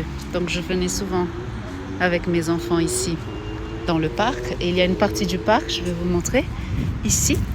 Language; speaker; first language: French; non-native, fluent; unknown